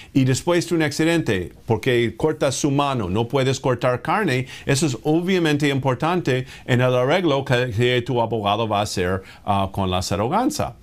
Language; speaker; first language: Spanish; non-native, fluent; English